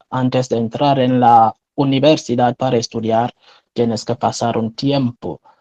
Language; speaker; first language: Spanish; non-native, fluent; French